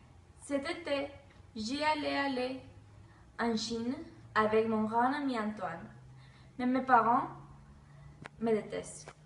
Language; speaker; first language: French; non-native, learner; Spanish